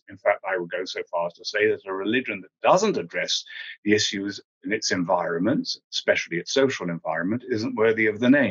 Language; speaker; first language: English; native; English